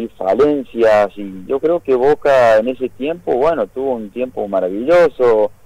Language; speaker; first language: Spanish; native; Spanish